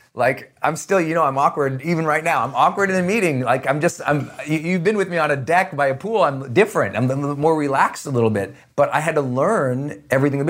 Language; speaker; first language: English; native; English